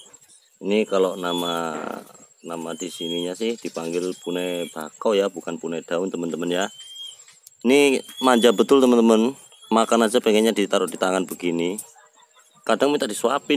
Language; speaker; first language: Malay; native; Malay